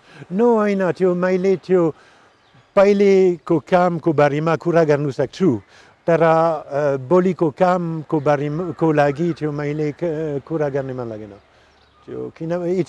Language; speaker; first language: Nepali; non-native, learner; French